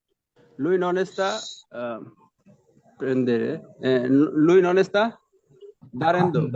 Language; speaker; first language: Italian; non-native, learner; Bangla